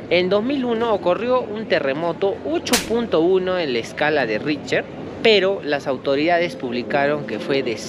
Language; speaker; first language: Spanish; native; Spanish